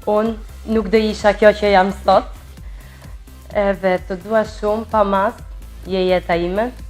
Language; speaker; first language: Albanian; early bilingual, heritage; Albanian